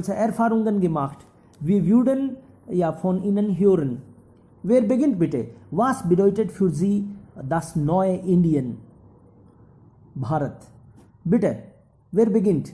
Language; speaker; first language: German; non-native, fluent; Hindi